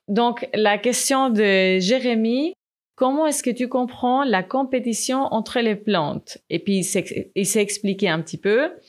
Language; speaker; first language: French; non-native, fluent; Spanish